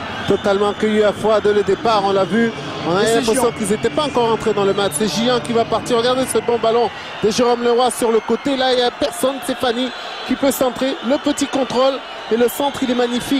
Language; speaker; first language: French; native; French